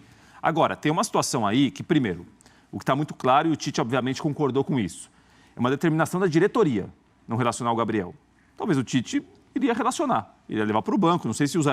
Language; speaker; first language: Portuguese; native; Portuguese